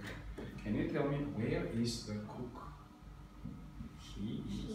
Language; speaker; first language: English; non-native, fluent; Vietnamese